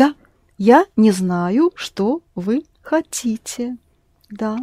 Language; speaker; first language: Russian; non-native, fluent; English